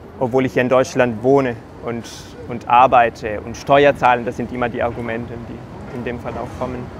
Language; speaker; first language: German; non-native, fluent; Italian